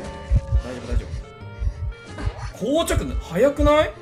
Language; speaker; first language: Japanese; native; Japanese